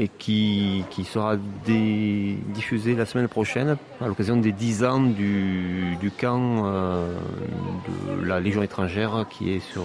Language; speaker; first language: French; native; French